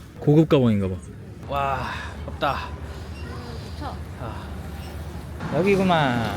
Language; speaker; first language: Korean; native; Korean